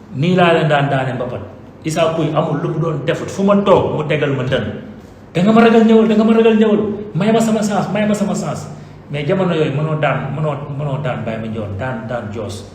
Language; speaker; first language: Wolof; native; Wolof